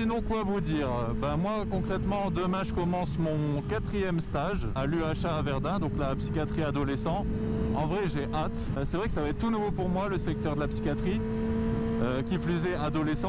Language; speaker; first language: French; native; French